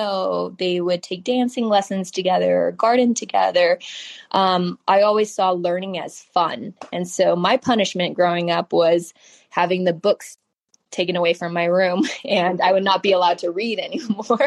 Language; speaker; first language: English; early bilingual, other home language; Chinese